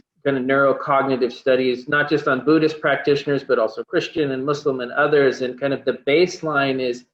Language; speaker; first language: English; native; English